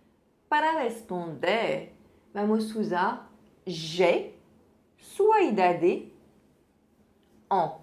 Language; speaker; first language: Portuguese; non-native, fluent; French